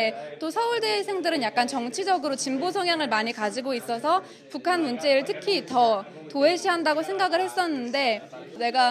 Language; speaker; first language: Korean; native; Korean